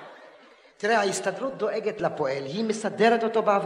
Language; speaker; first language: Hebrew; native; Hebrew